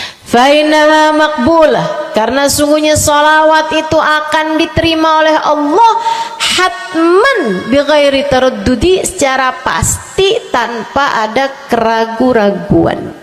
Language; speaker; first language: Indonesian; native; Indonesian